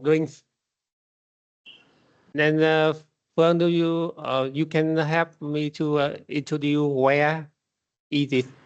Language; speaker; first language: English; non-native, learner; Vietnamese